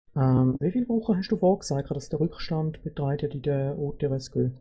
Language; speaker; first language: German; native; German